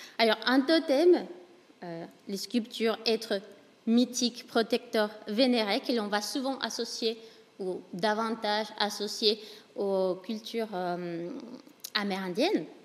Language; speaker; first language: French; non-native, fluent; Spanish